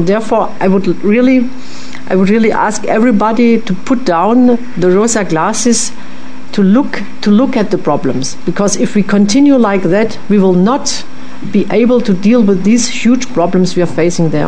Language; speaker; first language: English; non-native, fluent; French